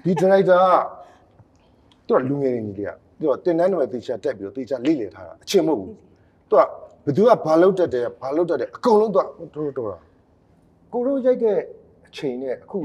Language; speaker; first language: Burmese; native; Burmese